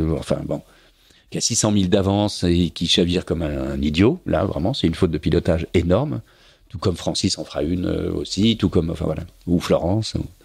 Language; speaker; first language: French; native; French